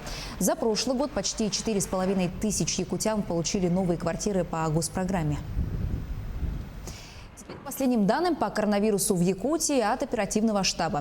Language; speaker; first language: Russian; native; Russian